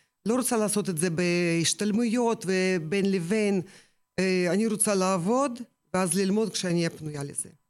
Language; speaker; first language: Hebrew; non-native, fluent; Russian